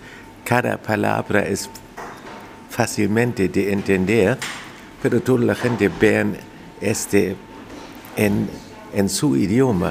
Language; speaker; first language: Spanish; non-native, fluent; German